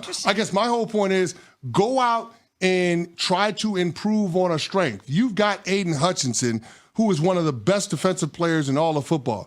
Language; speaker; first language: English; native; English